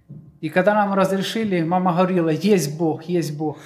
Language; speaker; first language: Polish; non-native, learner; Russian